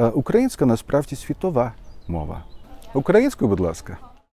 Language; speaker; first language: Ukrainian; non-native, fluent; German